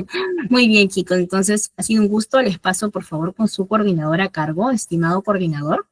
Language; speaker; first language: Spanish; native; Spanish